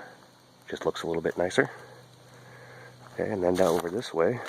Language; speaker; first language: English; native; English